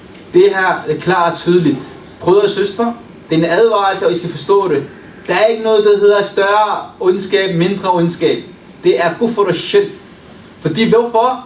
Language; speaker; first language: Danish; early bilingual, other home language; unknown